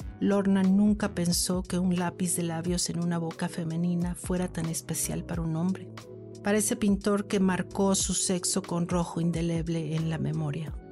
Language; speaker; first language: Spanish; native; Spanish